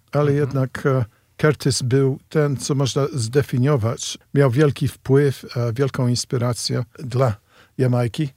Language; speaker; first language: Polish; non-native, fluent; English